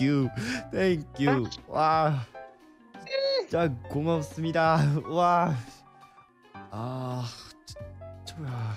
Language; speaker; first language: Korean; non-native, learner; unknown